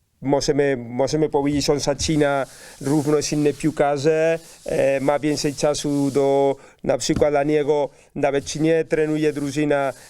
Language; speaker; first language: Polish; non-native, learner; Spanish